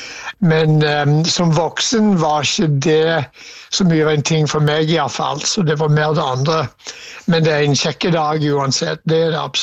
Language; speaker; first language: Norwegian; non-native, fluent; English